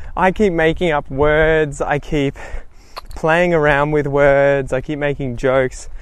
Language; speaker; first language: English; native; English